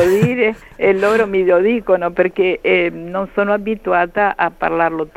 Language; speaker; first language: Italian; early bilingual, heritage; Spanish